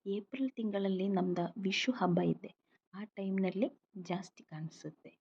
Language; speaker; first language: Kannada; non-native, local second language; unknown